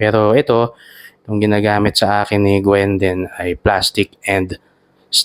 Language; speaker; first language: Filipino; native; Filipino